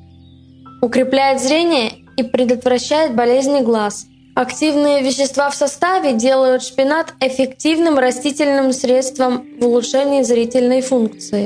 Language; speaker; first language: Russian; native; Russian